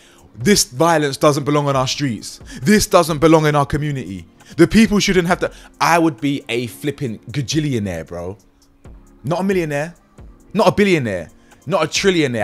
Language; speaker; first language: English; native; English